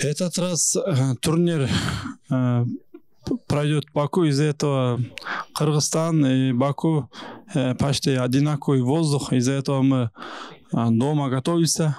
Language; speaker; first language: Russian; non-native, local second language; Kyrgyz